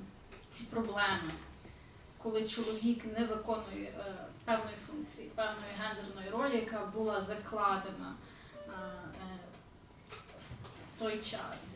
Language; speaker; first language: Ukrainian; early bilingual, heritage; Ukrainian